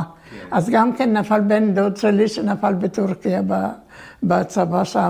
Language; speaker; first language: Hebrew; early bilingual, other home language; Turkish